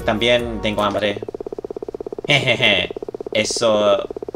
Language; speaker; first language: Spanish; non-native, learner; English